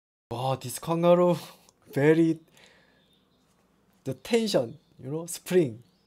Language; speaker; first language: English; non-native, learner; Korean